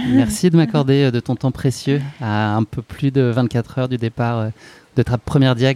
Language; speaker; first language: French; native; French